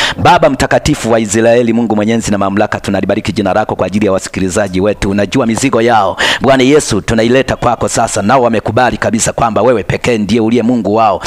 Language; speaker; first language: Swahili; native; Swahili